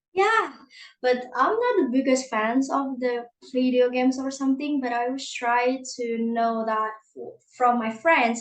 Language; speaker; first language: English; non-native, learner; Indonesian